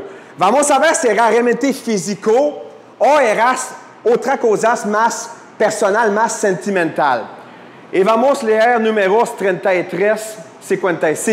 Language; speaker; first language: Spanish; non-native, fluent; French